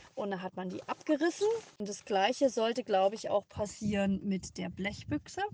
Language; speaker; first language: German; native; German